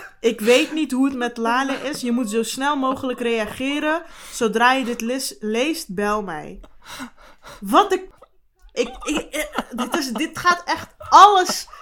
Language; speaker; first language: Dutch; early bilingual, other home language; Turkish